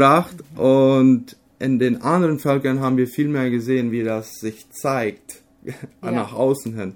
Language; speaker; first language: German; non-native, local second language; Low German